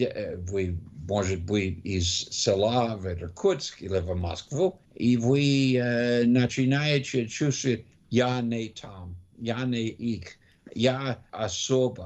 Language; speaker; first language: Russian; non-native, learner; English